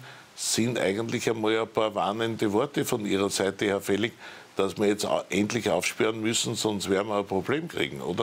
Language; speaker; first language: German; native; German